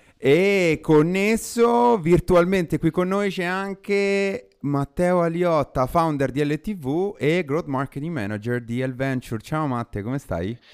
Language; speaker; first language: Italian; native; Italian